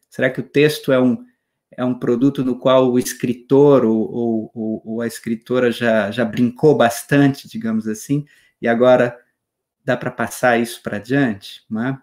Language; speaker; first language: Portuguese; native; Portuguese